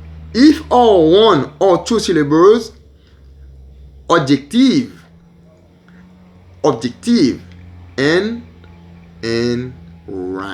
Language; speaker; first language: English; non-native, learner; Haitian Creole